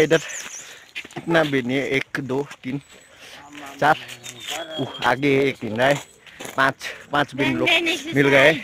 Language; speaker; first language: Hindi; non-native, learner; Nepali